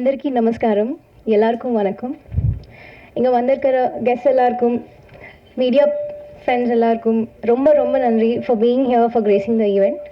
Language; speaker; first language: Tamil; non-native, learner; Telugu